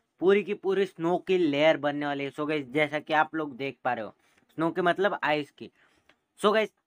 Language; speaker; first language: Hindi; native; Hindi